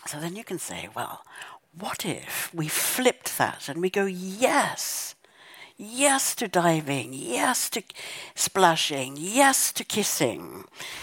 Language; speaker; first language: English; native; English